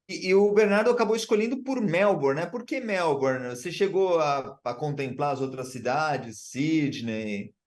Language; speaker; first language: Portuguese; native; Portuguese